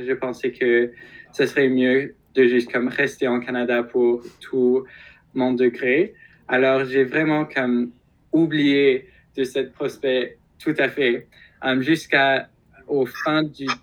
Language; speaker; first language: French; non-native, local second language; English